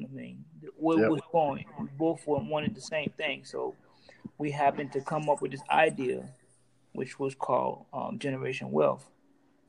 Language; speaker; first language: English; native; English